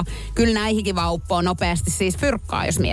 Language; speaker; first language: Finnish; native; Finnish